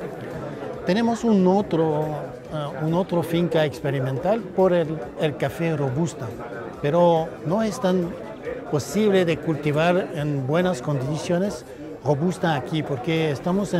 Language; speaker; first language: Spanish; non-native, fluent; French